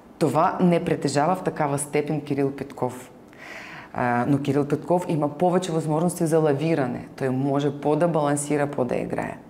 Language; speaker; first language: Bulgarian; non-native, fluent; Ukrainian